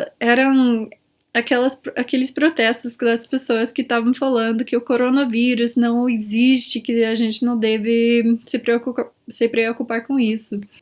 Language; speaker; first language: Portuguese; early bilingual, heritage; Portuguese